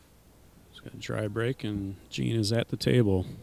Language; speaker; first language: English; native; English